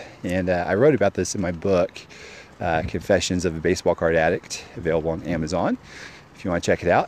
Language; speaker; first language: English; native; English